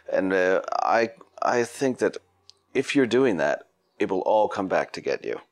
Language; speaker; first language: English; native; English